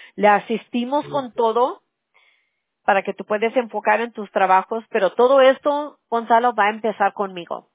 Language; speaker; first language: Spanish; early bilingual, heritage; Spanish